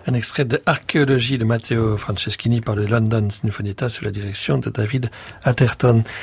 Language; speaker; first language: French; native; French